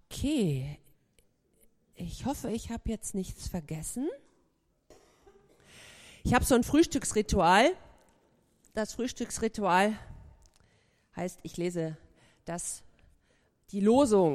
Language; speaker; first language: German; native; German